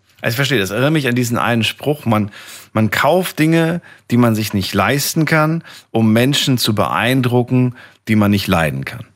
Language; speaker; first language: German; native; German